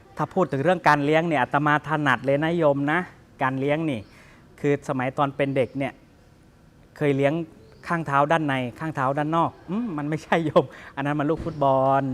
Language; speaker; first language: Thai; native; Thai